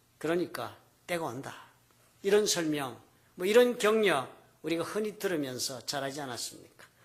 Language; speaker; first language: Korean; native; Korean